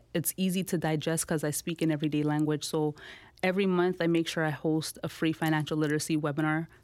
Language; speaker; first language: English; native; English